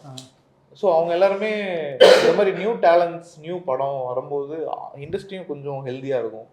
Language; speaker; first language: Tamil; native; Tamil